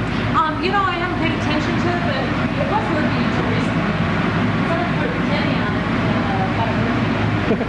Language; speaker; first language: English; native; English